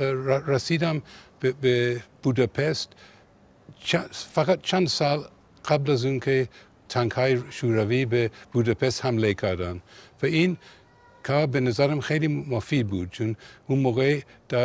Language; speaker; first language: Persian; non-native, fluent; English